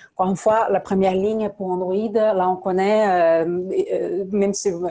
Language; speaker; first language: French; non-native, fluent; Portuguese